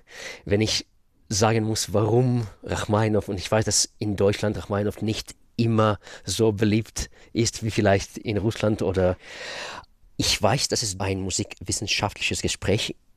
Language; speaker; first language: German; non-native, fluent; Russian